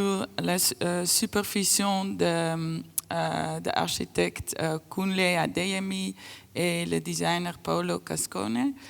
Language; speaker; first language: French; non-native, fluent; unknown